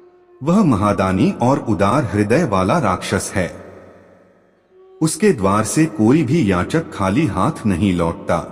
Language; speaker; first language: Hindi; native; Hindi